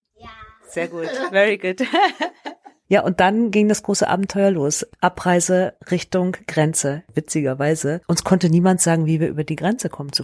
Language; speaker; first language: German; native; German